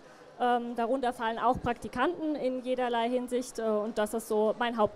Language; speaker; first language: German; native; German